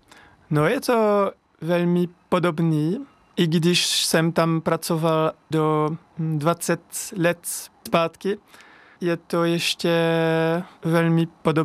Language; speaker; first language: Czech; non-native, learner; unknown